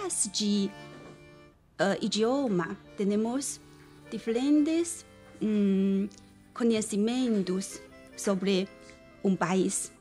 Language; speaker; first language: Portuguese; non-native, learner; Chinese